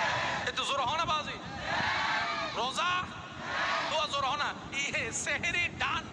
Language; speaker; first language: Bangla; non-native, local second language; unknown